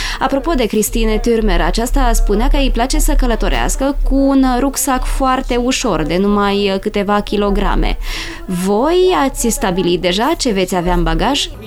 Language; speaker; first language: Romanian; native; Romanian